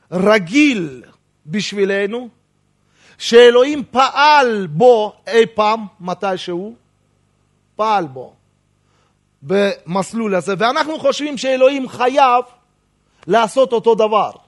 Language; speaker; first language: Hebrew; non-native, fluent; Russian